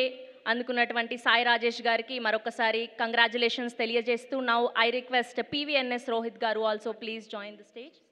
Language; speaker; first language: Telugu; native; Telugu